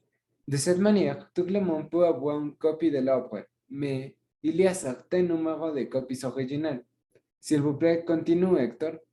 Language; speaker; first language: French; non-native, learner; Spanish